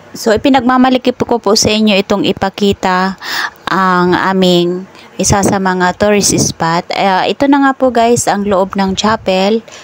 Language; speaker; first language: Filipino; non-native, local second language; Bikol